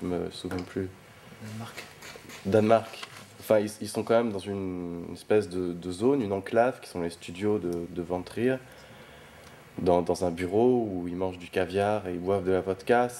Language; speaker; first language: French; native; French